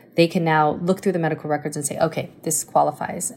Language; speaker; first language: English; early bilingual, other home language; Chinese